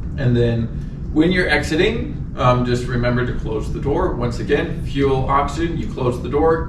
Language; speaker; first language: English; native; English